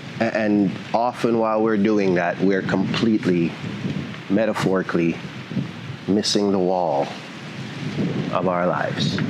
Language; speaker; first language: English; native; English